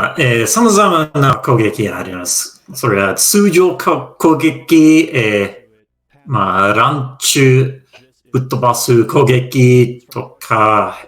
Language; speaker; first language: Japanese; non-native, fluent; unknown